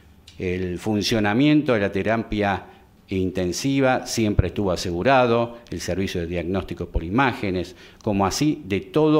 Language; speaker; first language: Spanish; native; Spanish